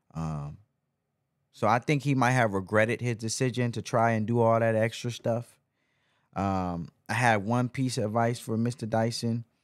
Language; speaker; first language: English; native; English